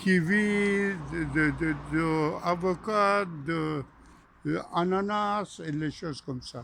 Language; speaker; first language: French; non-native, fluent; Persian